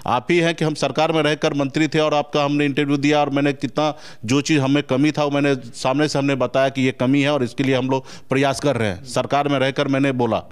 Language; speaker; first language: Hindi; native; Hindi